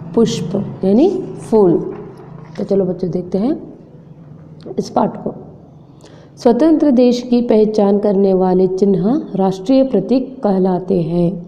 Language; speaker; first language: Hindi; non-native, local second language; Kannada